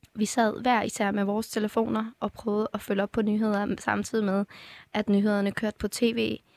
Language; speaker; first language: Danish; early bilingual, other home language; Persian